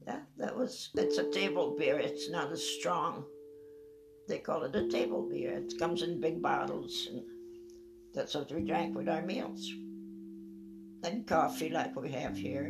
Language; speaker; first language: English; non-native, fluent; French